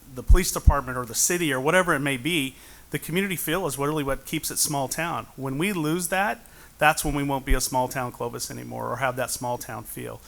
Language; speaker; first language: English; native; English